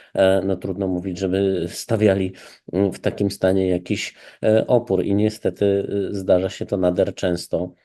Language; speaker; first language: Polish; native; Polish